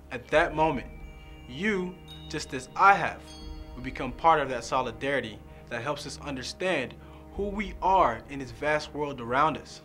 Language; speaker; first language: English; native; English